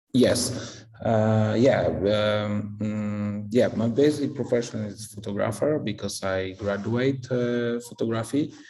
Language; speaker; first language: English; non-native, fluent; Polish